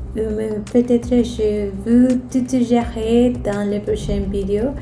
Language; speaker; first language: French; non-native, fluent; Spanish